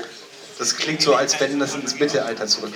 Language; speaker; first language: German; native; German